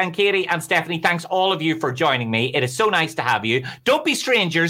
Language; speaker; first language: English; native; English